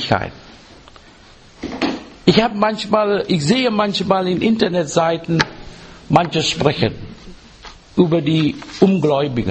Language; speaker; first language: German; non-native, learner; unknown